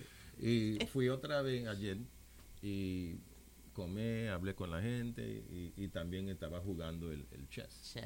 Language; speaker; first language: Spanish; non-native, local second language; English